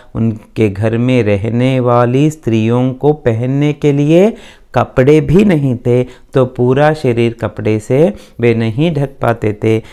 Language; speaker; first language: Hindi; non-native, local second language; Kannada